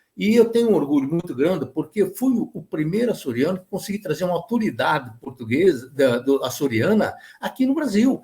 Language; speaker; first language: Portuguese; native; Portuguese